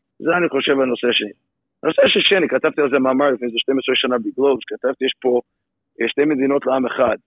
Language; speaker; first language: Hebrew; non-native, fluent; English